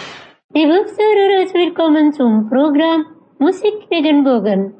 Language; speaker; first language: German; non-native, learner; Indonesian